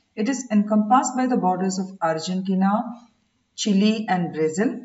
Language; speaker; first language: English; non-native, local second language; Kannada